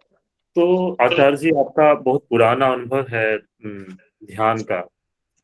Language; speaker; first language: Hindi; native; Hindi